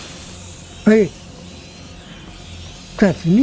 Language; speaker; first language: French; native; French